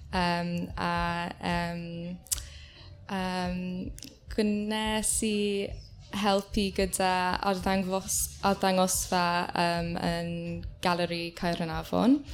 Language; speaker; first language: Welsh; non-native, learner; English